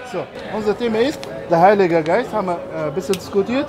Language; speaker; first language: German; non-native, learner; Arabic